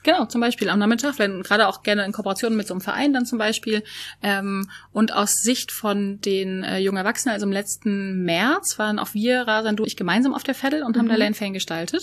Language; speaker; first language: German; native; German